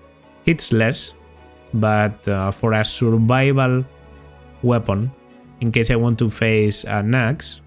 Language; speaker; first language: English; non-native, fluent; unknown